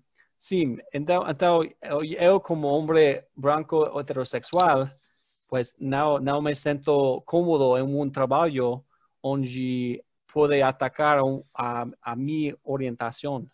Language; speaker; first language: Portuguese; non-native, learner; English